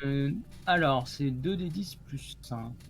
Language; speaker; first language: French; native; French